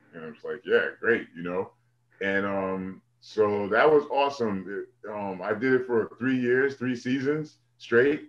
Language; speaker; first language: English; native; English